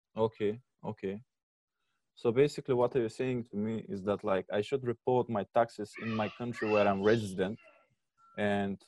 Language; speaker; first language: English; non-native, fluent; Bulgarian